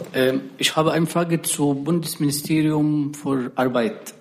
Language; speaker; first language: German; non-native, fluent; Arabic